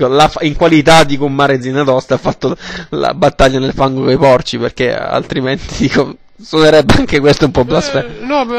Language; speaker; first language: Italian; native; Italian